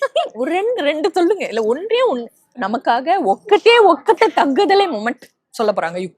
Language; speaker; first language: Tamil; native; Tamil